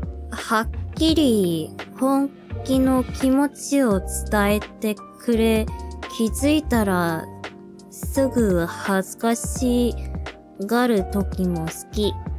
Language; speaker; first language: Japanese; non-native, learner; English